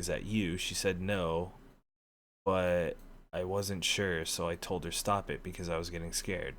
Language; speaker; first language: English; native; English